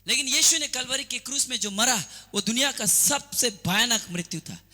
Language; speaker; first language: Hindi; non-native, local second language; Assamese